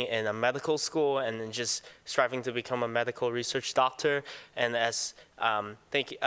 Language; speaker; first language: English; non-native, local second language; Cantonese